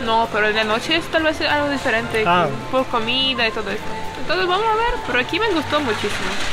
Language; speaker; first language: Spanish; non-native, learner; Ukrainian